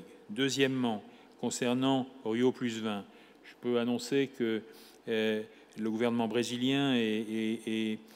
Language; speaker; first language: French; native; French